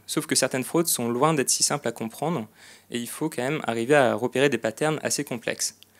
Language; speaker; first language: French; native; French